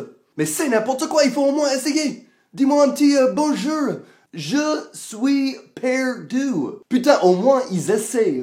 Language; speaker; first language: French; non-native, fluent; English